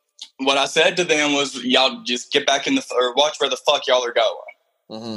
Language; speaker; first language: English; native; English